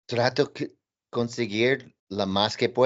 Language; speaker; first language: Spanish; non-native, learner; English